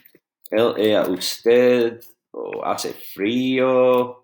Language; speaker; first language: Spanish; non-native, fluent; English